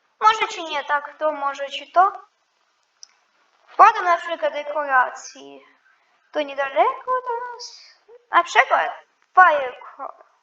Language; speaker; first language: Polish; non-native, learner; Ukrainian